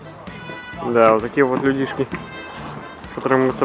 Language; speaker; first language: Russian; native; Russian